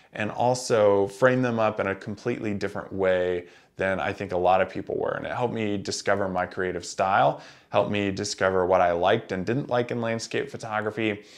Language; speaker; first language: English; native; English